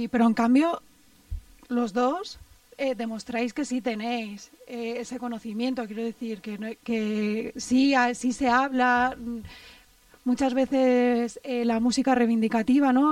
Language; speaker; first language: Spanish; native; Spanish